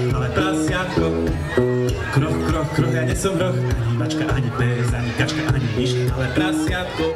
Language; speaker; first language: Slovak; native; Slovak